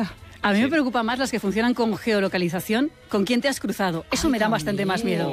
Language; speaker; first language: Spanish; native; Spanish